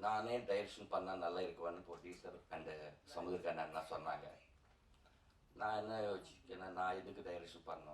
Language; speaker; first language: Tamil; non-native, learner; Telugu